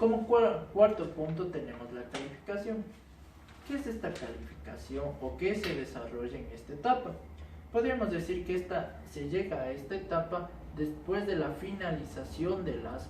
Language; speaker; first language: Spanish; native; Spanish